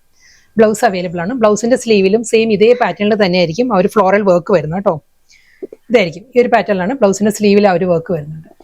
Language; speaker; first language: Malayalam; native; Malayalam